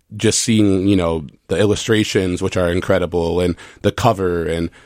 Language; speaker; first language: English; native; English